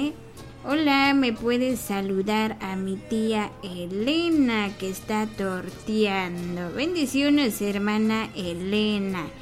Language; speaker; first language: Spanish; non-native, local second language; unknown